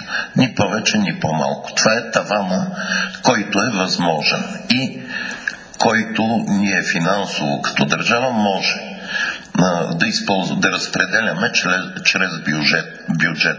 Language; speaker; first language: Bulgarian; native; Bulgarian